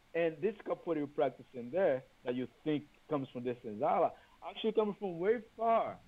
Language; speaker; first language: English; non-native, fluent; Portuguese